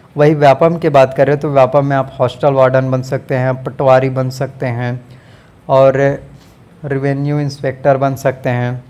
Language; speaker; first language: Hindi; native; Hindi